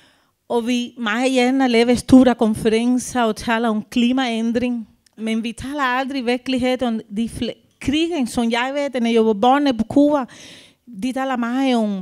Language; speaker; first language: Danish; non-native, learner; Spanish